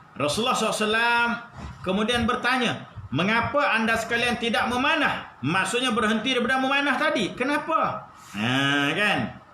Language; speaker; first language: Malay; native; Malay